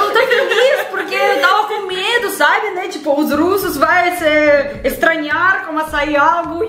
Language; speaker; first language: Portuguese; non-native, learner; Russian